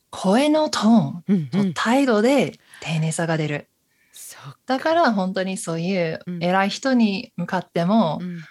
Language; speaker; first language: Japanese; non-native, fluent; English